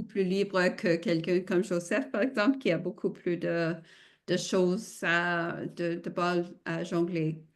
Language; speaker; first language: French; non-native, fluent; English